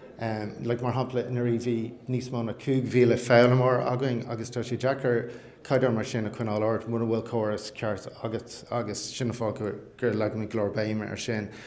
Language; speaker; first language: Irish; non-native, local second language; English